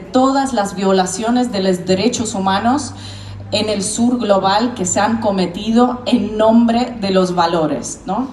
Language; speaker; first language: Spanish; non-native, fluent; Russian